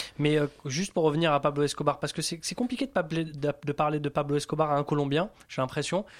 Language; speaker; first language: French; native; French